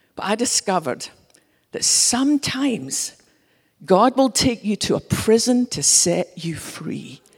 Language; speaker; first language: English; native; English